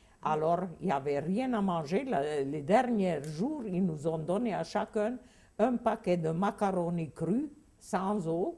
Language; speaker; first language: French; non-native, fluent; Hungarian